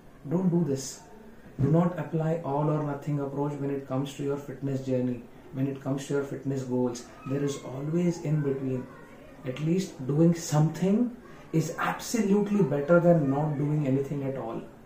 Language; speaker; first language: English; non-native, local second language; Hindi